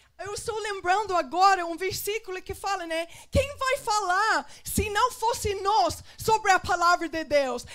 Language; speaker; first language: Portuguese; non-native, fluent; English